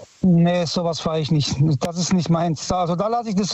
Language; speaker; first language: German; early bilingual, other home language; Italian